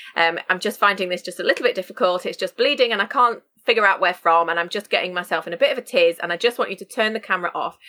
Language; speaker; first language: English; native; English